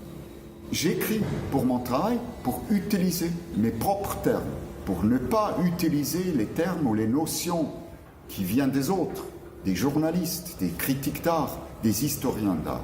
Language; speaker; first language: French; non-native, local second language; German